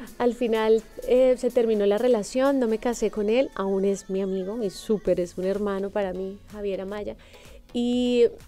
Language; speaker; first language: Spanish; native; Spanish